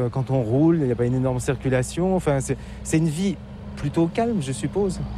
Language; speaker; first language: French; native; French